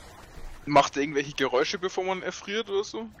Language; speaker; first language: German; native; German